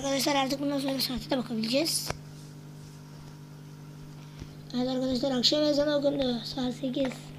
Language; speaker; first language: Turkish; native; Turkish